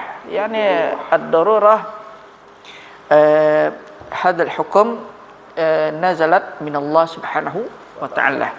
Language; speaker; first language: Arabic; non-native, fluent; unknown